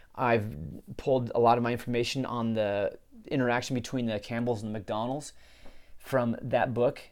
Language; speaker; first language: English; native; English